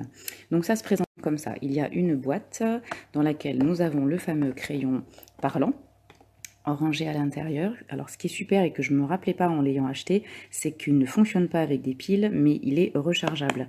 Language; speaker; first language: French; native; French